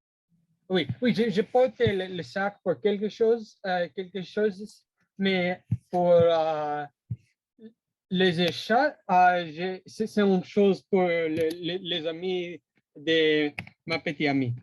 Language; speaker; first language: French; non-native, learner; English